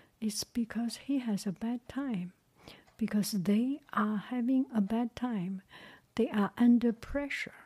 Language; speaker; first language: English; non-native, fluent; Chinese